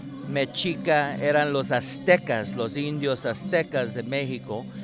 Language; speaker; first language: Spanish; native; Spanish